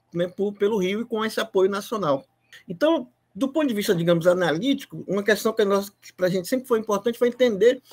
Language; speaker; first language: Portuguese; native; Portuguese